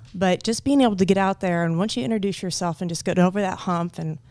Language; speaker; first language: English; native; English